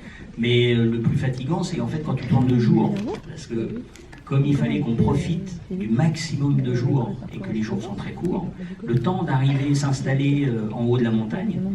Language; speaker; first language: French; native; French